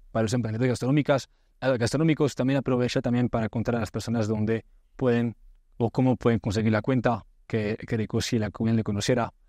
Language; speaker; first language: Spanish; non-native, fluent; French